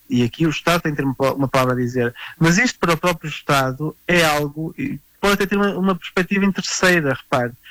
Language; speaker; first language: Portuguese; native; Portuguese